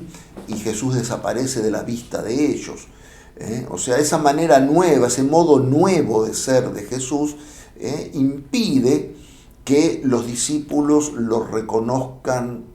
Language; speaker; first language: Spanish; native; Spanish